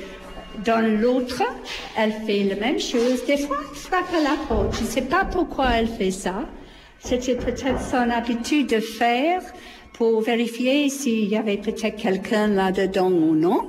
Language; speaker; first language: French; non-native, fluent; English